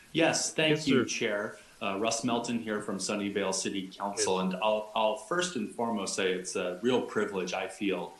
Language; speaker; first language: English; native; English